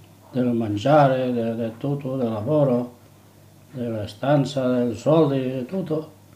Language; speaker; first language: Italian; non-native, learner; Catalan